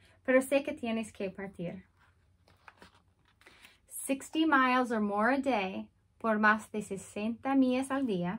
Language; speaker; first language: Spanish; non-native, fluent; English